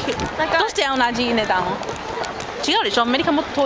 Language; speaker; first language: Japanese; non-native, learner; English